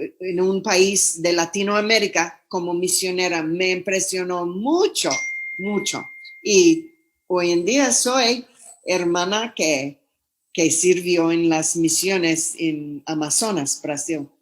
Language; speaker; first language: Spanish; non-native, fluent; English